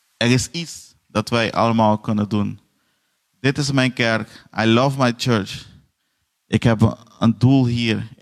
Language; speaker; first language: Dutch; non-native, fluent; Portuguese